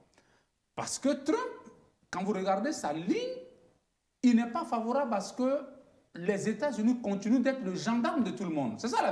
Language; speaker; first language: French; native; French